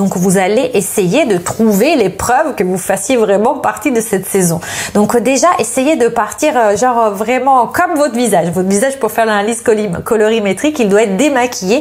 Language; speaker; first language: French; non-native, fluent; Italian